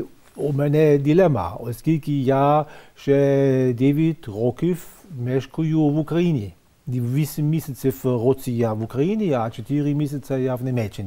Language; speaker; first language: Ukrainian; non-native, fluent; German